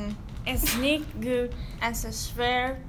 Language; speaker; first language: German; non-native, learner; English